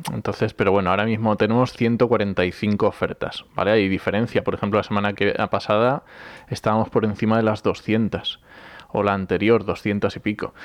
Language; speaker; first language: Spanish; native; Spanish